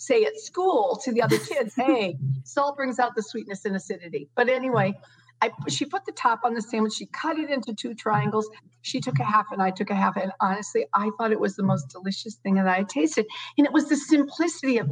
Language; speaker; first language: English; native; English